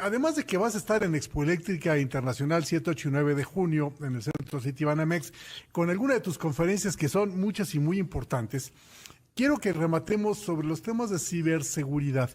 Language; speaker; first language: Spanish; native; Spanish